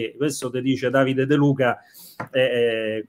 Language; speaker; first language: Italian; native; Italian